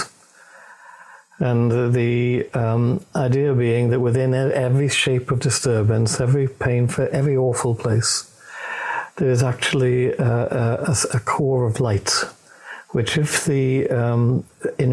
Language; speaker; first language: English; native; English